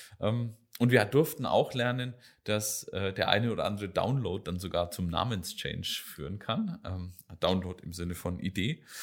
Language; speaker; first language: German; native; German